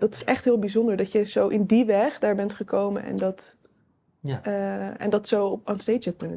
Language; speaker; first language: Dutch; native; Dutch